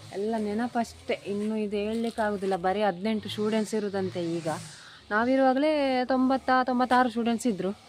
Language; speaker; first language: Kannada; non-native, local second language; Tulu